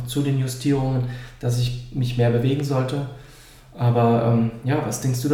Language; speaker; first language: German; native; German